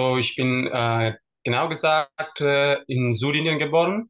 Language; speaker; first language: German; non-native, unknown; Tamil